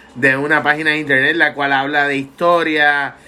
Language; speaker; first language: Spanish; native; Spanish